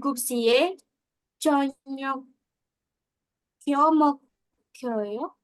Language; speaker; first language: Korean; non-native, learner; Indonesian